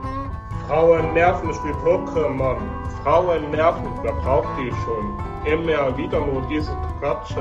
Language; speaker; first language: German; native; German